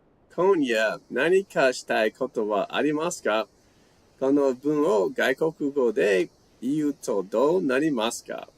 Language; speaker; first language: Japanese; non-native, learner; English